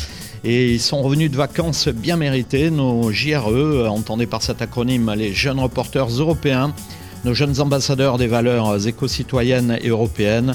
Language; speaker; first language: French; native; French